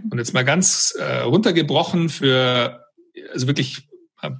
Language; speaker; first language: German; native; German